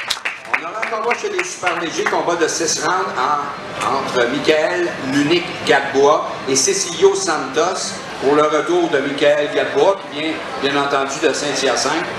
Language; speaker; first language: French; native; French